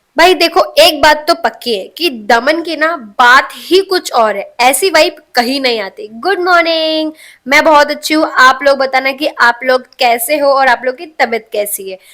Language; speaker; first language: Hindi; non-native, local second language; Marathi